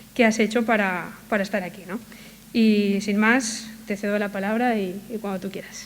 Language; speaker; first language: Spanish; non-native, local second language; Catalan